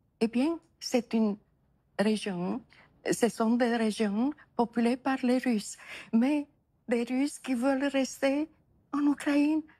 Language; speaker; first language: French; non-native, fluent; Romanian